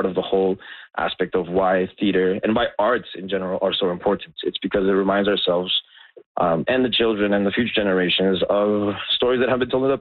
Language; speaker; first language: English; non-native, fluent; Spanish